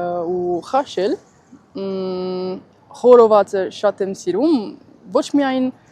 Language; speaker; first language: Armenian; non-native, learner; Italian